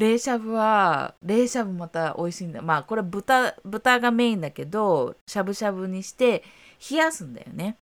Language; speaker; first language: Japanese; native; Japanese